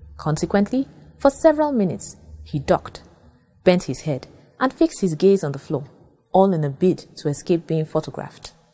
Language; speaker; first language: English; non-native, local second language; Yoruba